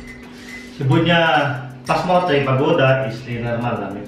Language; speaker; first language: Russian; non-native, learner; Filipino